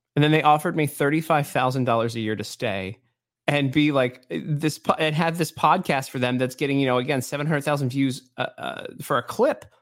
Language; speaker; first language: English; native; English